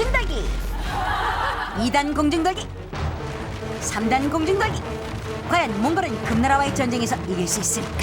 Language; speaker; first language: Korean; native; Korean